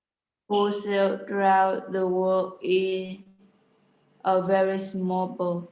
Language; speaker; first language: English; non-native, learner; Vietnamese